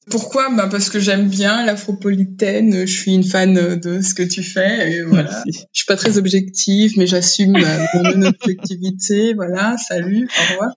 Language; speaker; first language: French; early bilingual, other home language; Kinyarwanda